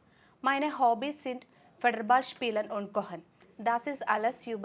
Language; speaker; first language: German; non-native, learner; Malayalam